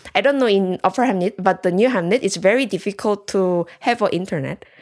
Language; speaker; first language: English; non-native, learner; Korean